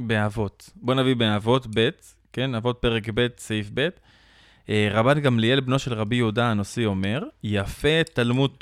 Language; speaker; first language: Hebrew; native; Hebrew